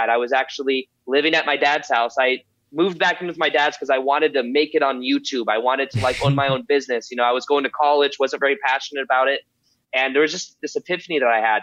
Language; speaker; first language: English; native; English